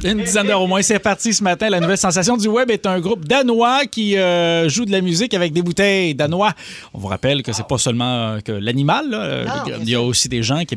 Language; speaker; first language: French; native; French